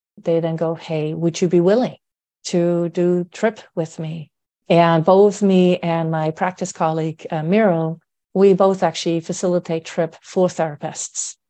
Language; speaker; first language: English; non-native, fluent; Dutch